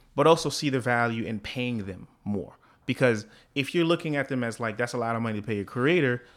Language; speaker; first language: English; early bilingual, other home language; Haitian Creole